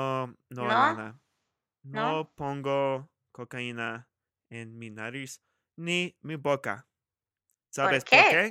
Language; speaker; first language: Spanish; non-native, learner; English